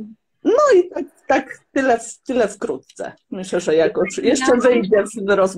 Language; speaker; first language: Polish; non-native, fluent; Croatian